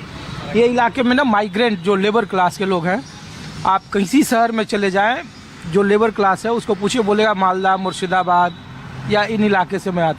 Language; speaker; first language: Hindi; native; Hindi